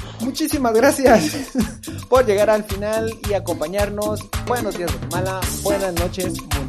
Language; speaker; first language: Spanish; native; Spanish